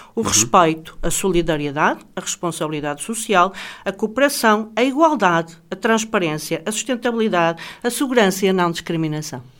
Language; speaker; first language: Portuguese; native; Portuguese